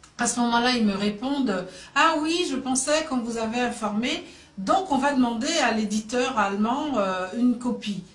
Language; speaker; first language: French; native; French